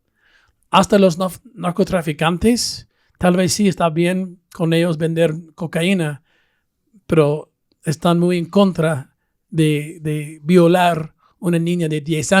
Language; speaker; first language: Spanish; non-native, fluent; English